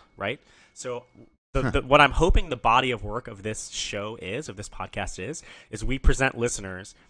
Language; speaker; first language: English; native; English